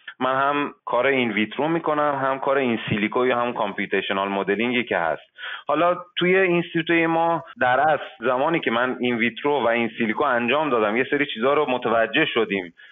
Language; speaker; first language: Persian; native; Persian